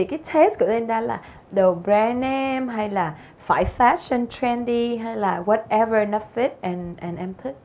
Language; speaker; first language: Vietnamese; native; Vietnamese